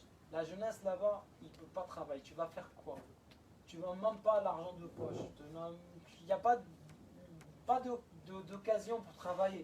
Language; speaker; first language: French; non-native, fluent; Arabic